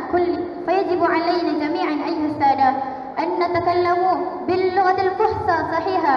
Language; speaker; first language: Arabic; non-native, fluent; Malay